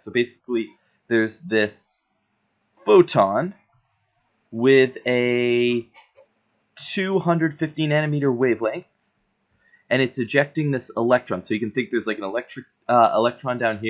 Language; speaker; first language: English; native; English